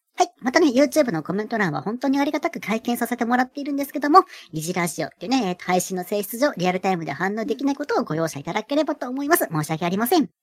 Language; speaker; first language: Japanese; native; Japanese